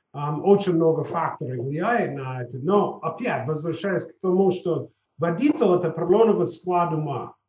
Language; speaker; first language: Russian; non-native, fluent; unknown